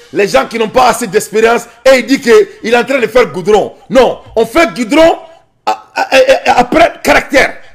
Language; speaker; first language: French; non-native, local second language; Bambara